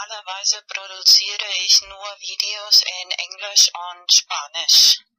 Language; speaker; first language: German; non-native, fluent; Spanish